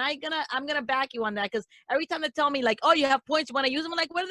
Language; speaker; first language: English; native; English